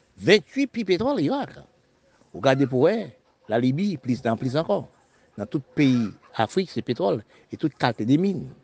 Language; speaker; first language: French; non-native, local second language; Haitian Creole